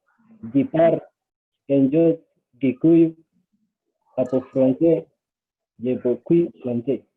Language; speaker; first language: French; non-native, learner; English